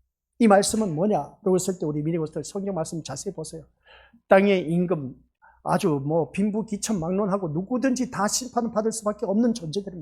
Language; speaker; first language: Korean; native; Korean